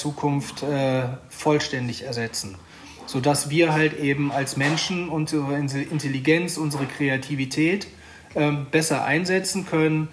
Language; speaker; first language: German; native; German